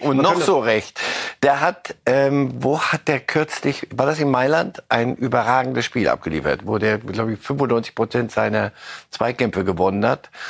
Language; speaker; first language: German; native; German